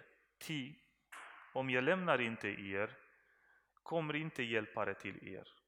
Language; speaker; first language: Swedish; non-native, learner; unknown